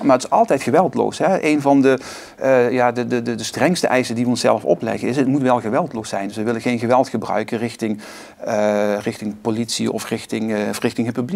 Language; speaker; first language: Dutch; native; Dutch